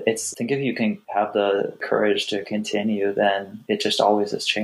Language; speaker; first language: English; native; English